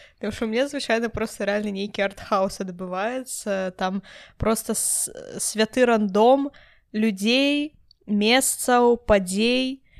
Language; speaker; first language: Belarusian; non-native, local second language; Russian